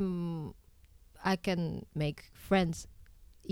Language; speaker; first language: English; non-native, learner; Japanese